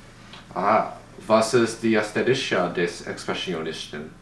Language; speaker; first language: German; non-native, learner; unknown